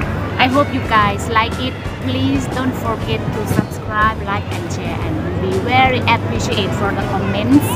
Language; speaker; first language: English; non-native, learner; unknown